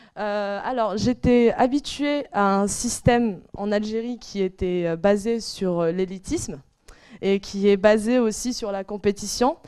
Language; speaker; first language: French; non-native, local second language; Arabic